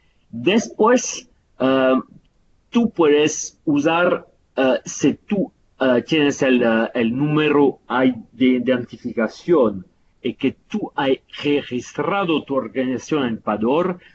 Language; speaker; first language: Spanish; non-native, fluent; Italian